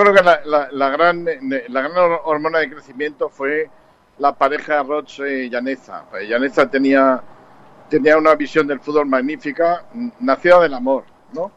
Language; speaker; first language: Spanish; native; Spanish